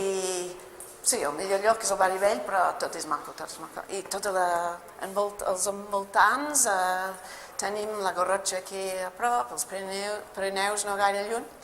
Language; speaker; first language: Catalan; non-native, fluent; English